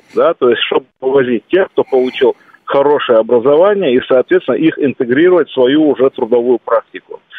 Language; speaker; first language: Russian; non-native, local second language; Kumyk